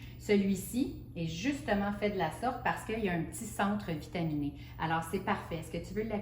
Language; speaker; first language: French; native; French